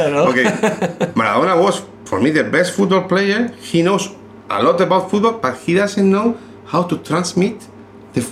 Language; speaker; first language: English; non-native, learner; Spanish